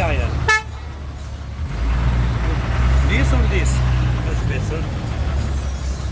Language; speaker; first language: English; non-native, learner; Slovenian